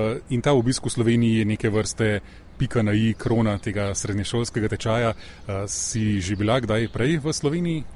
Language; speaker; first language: Slovenian; native; Slovenian